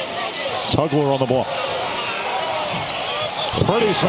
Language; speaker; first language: English; native; English